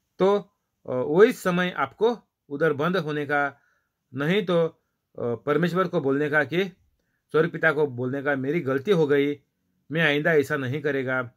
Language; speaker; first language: Hindi; non-native, local second language; Marathi